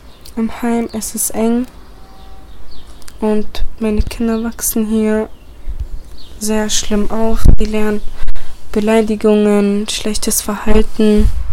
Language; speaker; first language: German; early bilingual, other home language; Bosnian